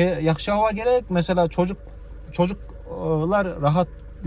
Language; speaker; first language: Turkish; non-native, local second language; Kazakh